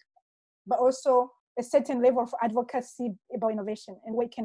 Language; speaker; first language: English; non-native, local second language; Kinyarwanda